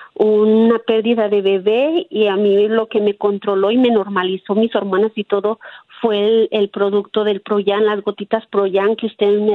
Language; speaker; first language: Spanish; native; Spanish